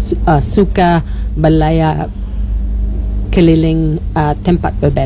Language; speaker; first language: Indonesian; non-native, learner; English